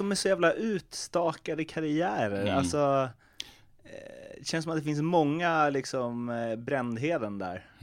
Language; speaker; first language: Swedish; native; Swedish